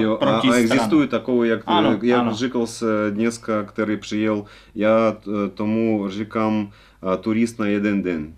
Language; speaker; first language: Czech; non-native, learner; Russian